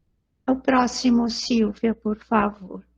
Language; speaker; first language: Portuguese; native; Portuguese